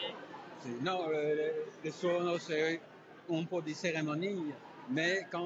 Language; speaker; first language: Italian; non-native, learner; French